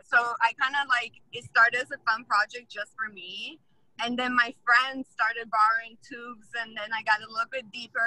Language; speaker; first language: English; non-native, fluent; Italian